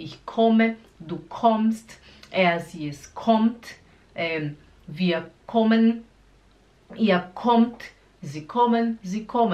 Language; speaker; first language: German; non-native, fluent; Portuguese